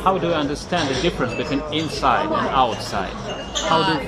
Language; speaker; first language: English; non-native, fluent; Russian